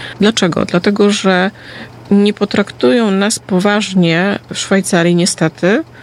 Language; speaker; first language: Polish; native; Polish